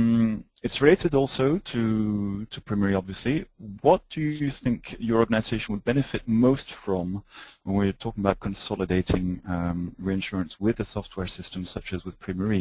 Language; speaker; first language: English; native; English